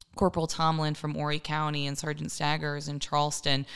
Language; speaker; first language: English; native; English